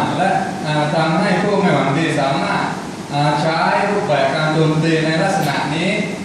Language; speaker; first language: Thai; non-native, local second language; Pattani Malay